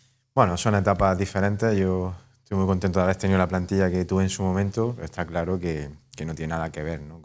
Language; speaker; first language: Spanish; native; Spanish